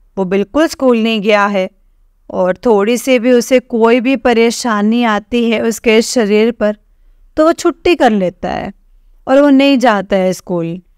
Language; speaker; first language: Hindi; native; Hindi